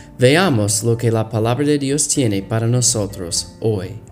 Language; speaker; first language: Spanish; non-native, fluent; English